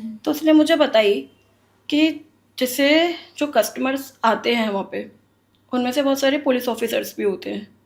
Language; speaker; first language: Hindi; native; Hindi